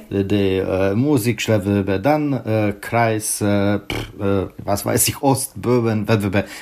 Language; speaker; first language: German; non-native, learner; Czech